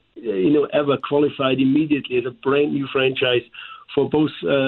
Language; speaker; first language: English; non-native, fluent; German